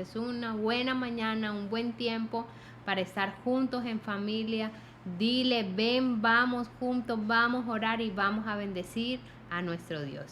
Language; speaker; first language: Spanish; native; Spanish